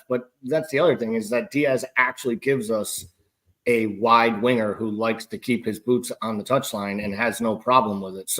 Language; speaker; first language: English; native; English